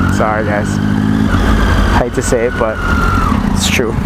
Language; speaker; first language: English; native; English